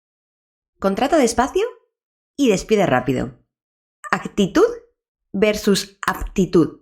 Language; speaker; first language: Spanish; native; Spanish